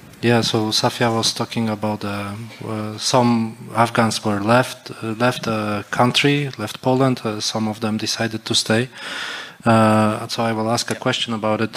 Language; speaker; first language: English; non-native, fluent; Polish